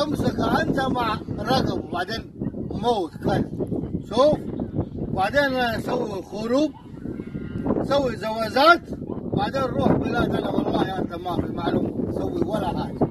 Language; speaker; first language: Arabic; non-native, learner; Pashto